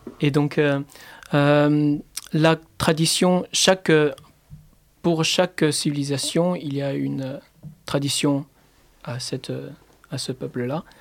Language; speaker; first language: French; non-native, fluent; Chinese